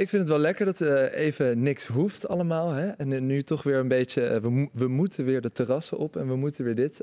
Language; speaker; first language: Dutch; native; Dutch